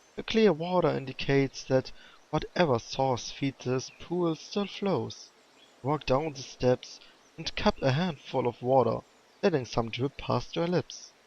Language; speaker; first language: English; non-native, fluent; German